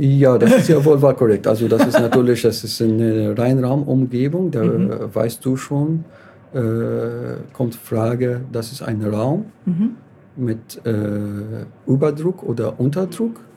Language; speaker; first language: German; non-native, learner; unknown